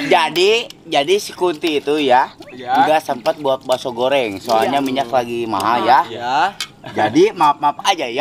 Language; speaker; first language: Indonesian; non-native, local second language; Sundanese